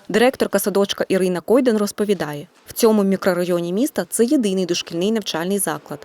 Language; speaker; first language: Ukrainian; native; Ukrainian